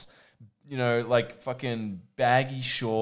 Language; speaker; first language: English; non-native, local second language; Croatian